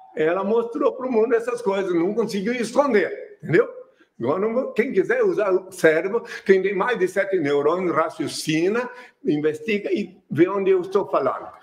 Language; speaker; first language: Portuguese; non-native, fluent; French